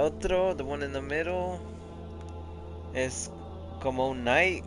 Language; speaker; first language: Spanish; early bilingual, other home language; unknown